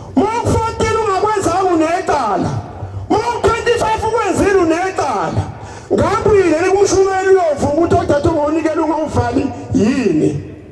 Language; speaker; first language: Zulu; native; Zulu